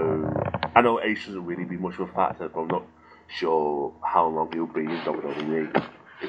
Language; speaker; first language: English; native; English